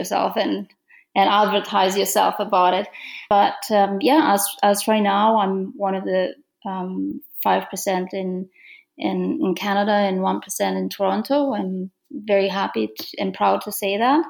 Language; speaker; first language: English; non-native, fluent; Romanian